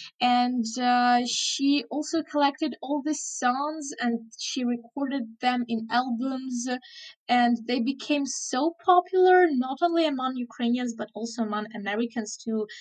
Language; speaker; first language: English; non-native, fluent; Ukrainian